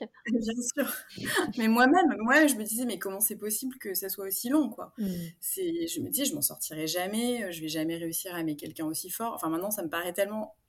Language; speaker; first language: French; native; French